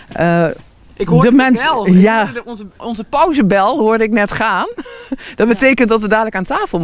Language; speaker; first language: Dutch; native; Dutch